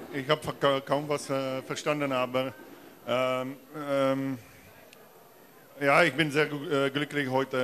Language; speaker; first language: German; non-native, fluent; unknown